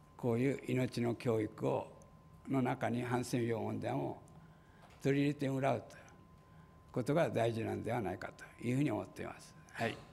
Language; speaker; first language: Japanese; native; Japanese